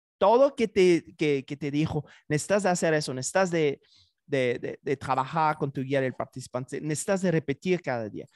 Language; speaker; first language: Spanish; non-native, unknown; French